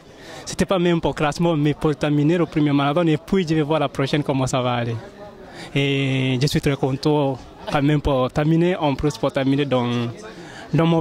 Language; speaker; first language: French; non-native, fluent; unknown